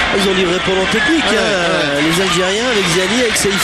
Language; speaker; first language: French; native; French